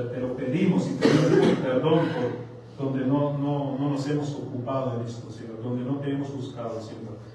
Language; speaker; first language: Spanish; non-native, fluent; German